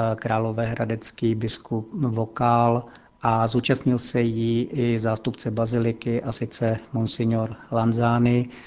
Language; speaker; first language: Czech; native; Czech